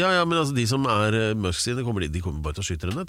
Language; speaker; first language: Norwegian; native; Norwegian